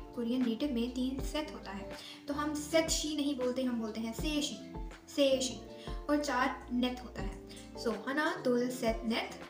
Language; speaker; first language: Urdu; native; Urdu